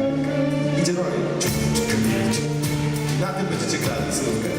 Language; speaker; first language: Polish; non-native, fluent; Russian